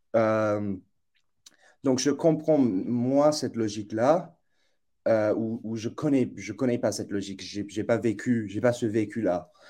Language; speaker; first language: French; non-native, fluent; English